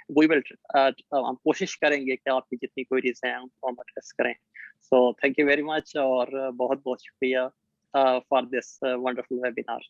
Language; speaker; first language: Urdu; native; Urdu